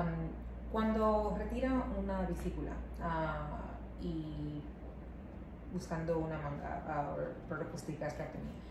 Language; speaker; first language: Spanish; non-native, local second language; English